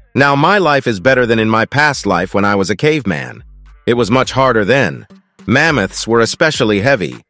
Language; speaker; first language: English; non-native, fluent; Russian